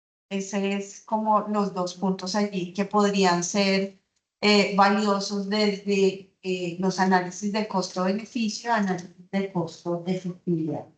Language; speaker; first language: Spanish; native; Spanish